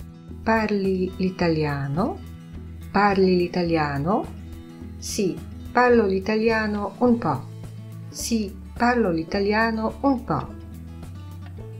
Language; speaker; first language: Italian; non-native, fluent; Polish